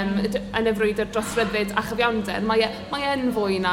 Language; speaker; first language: Welsh; native; Welsh